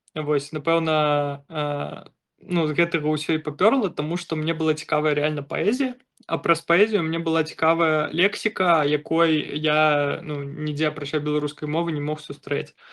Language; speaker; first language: Belarusian; non-native, local second language; Russian